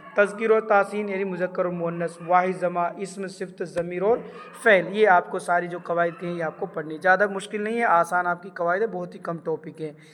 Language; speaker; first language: Urdu; native; Urdu